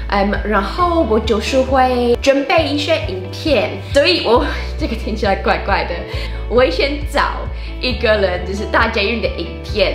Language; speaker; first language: Chinese; non-native, fluent; English